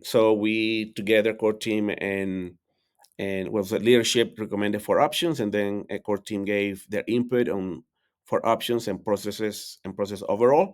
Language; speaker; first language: English; non-native, fluent; Spanish